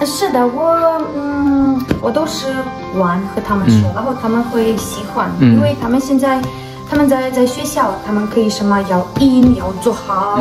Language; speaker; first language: Chinese; non-native, learner; Ukrainian